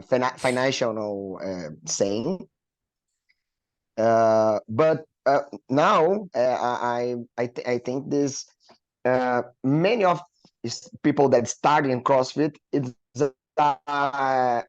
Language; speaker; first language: English; non-native, learner; Portuguese